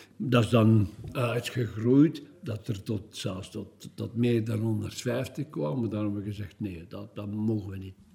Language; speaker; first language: Dutch; native; Dutch